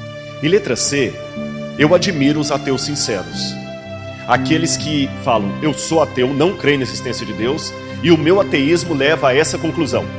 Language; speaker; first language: Portuguese; native; Portuguese